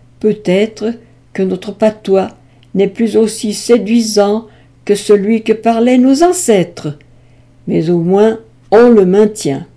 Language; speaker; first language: French; native; French